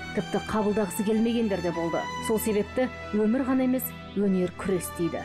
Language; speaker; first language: Kazakh; native; Kazakh